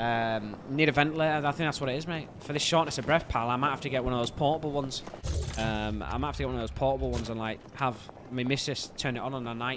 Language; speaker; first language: English; native; English